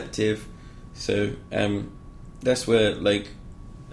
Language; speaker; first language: English; native; English